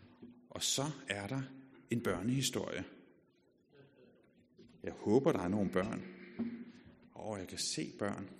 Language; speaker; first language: Danish; native; Danish